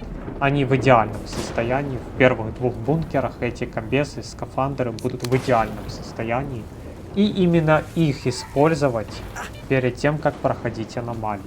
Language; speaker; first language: Russian; native; Russian